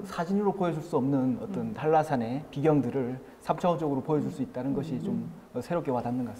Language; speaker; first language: Korean; native; Korean